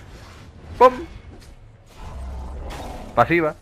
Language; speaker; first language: Spanish; native; Spanish